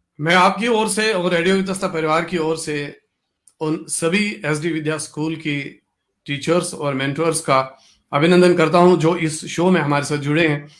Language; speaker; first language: Hindi; non-native, local second language; Kashmiri